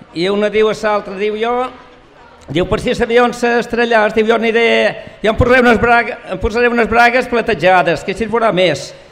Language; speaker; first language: Catalan; native; Catalan